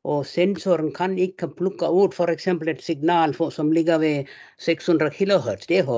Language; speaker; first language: Norwegian; non-native, fluent; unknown